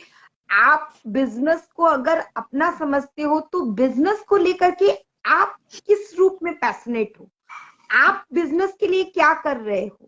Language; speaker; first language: Hindi; native; Hindi